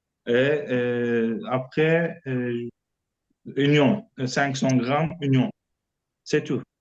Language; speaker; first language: French; non-native, learner; Azerbaijani